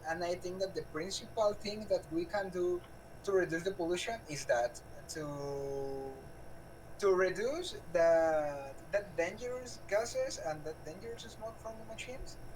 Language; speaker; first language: English; non-native, learner; Spanish